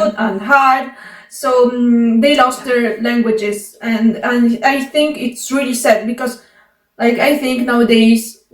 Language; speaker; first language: English; non-native, fluent; Arabic